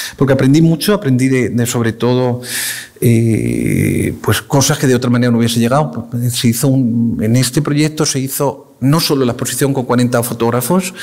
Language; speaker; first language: Spanish; native; Spanish